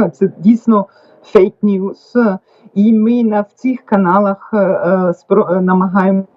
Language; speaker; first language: Ukrainian; non-native, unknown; German